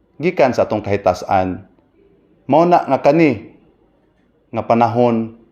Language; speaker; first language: Cebuano; non-native, local second language; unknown